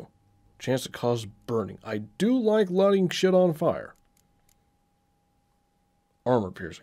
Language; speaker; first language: English; native; English